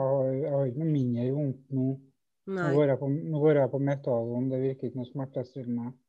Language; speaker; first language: Norwegian; native; Norwegian